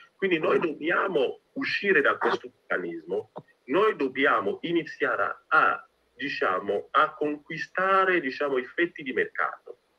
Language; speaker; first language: Italian; non-native, fluent; French